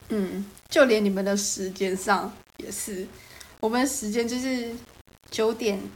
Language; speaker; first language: Chinese; native; Chinese